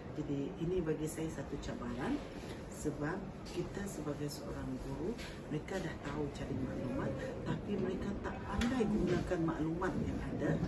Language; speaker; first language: Malay; non-native, local second language; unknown